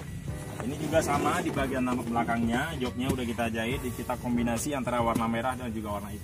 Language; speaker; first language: Indonesian; native; Indonesian